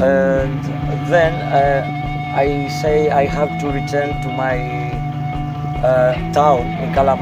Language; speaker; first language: English; non-native, learner; Greek